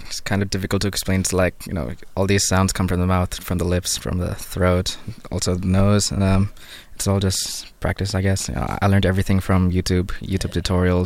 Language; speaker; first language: English; native; English